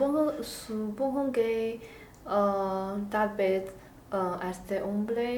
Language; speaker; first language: Spanish; non-native, learner; Chinese